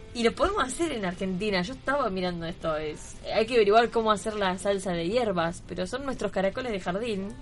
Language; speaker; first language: Spanish; native; Spanish